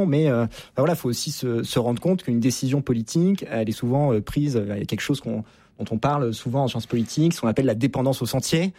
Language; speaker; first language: French; native; French